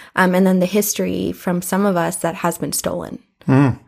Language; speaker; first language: English; native; English